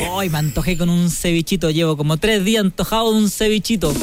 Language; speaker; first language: Spanish; native; Spanish